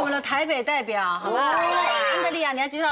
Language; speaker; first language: Chinese; native; Chinese